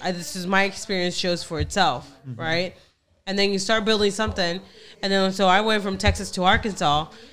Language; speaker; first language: English; early bilingual, other home language; Spanish